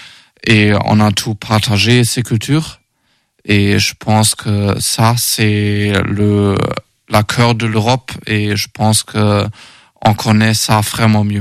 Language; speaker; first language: French; non-native, learner; German